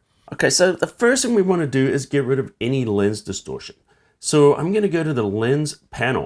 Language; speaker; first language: English; native; English